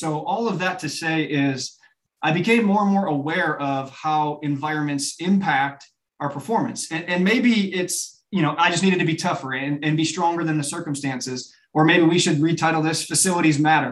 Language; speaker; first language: English; native; English